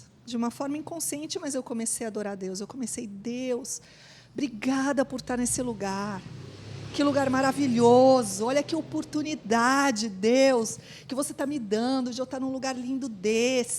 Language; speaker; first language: Portuguese; native; Portuguese